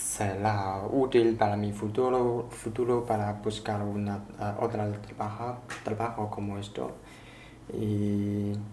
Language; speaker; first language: Spanish; non-native, learner; Chinese